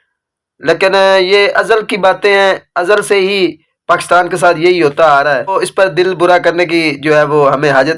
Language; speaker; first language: Urdu; native; Urdu